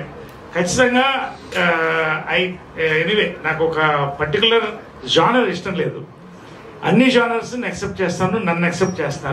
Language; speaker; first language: Telugu; native; Telugu